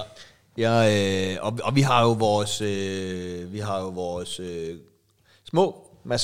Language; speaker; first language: Danish; native; Danish